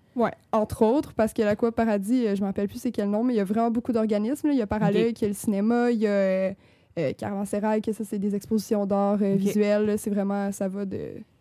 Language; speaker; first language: French; native; French